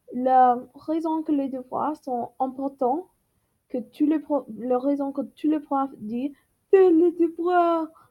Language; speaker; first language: French; non-native, learner; English